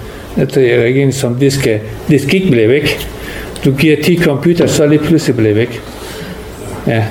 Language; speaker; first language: Danish; non-native, learner; Persian